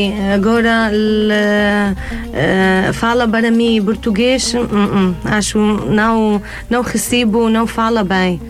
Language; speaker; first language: Portuguese; non-native, learner; Arabic